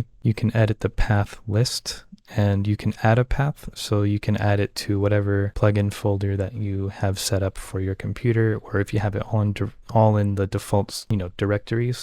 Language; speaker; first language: English; native; English